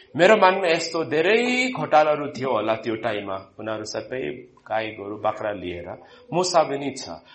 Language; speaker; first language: Nepali; non-native, fluent; Malayalam